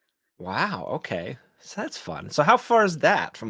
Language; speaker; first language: English; native; English